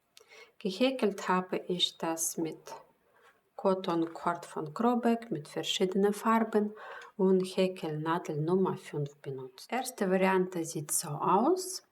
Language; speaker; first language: German; non-native, fluent; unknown